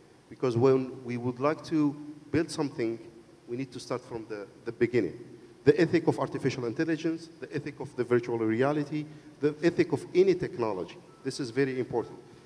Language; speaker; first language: English; non-native, fluent; Arabic